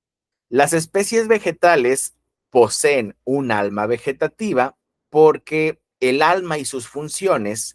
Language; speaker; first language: Spanish; native; Spanish